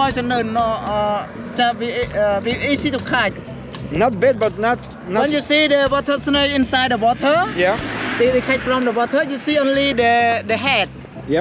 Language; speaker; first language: English; non-native, learner; Khmer